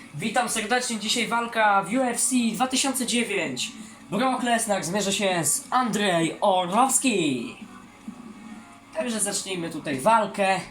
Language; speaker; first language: Polish; native; Polish